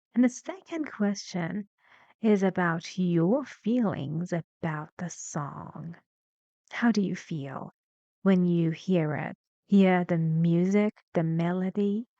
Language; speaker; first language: English; non-native, fluent; Persian